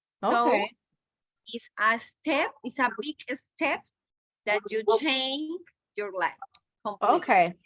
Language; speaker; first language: English; non-native, learner; Spanish